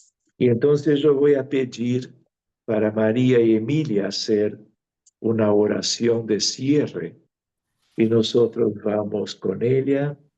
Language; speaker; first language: Spanish; non-native, fluent; Portuguese